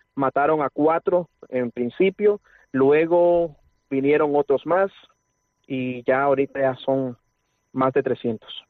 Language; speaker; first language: Spanish; native; Spanish